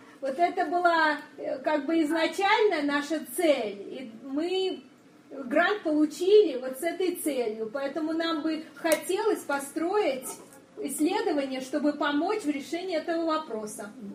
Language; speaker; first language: Russian; native; Russian